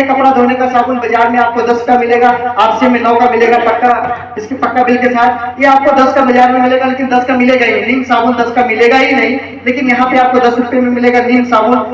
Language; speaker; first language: Hindi; native; Hindi